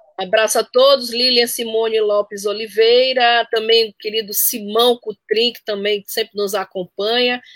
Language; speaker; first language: Portuguese; native; Portuguese